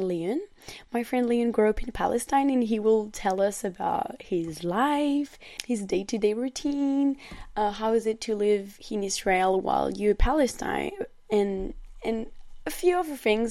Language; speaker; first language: English; non-native, fluent; French